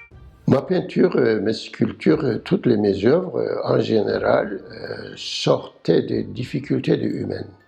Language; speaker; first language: French; non-native, learner; Turkish